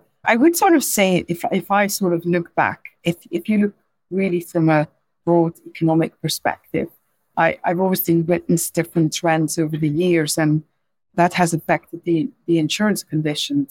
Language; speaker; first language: English; non-native, fluent; Dutch